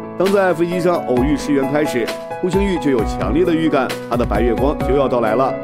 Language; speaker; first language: Chinese; native; Chinese